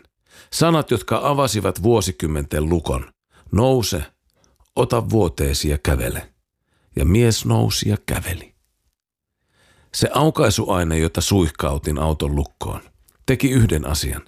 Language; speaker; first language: Finnish; native; Finnish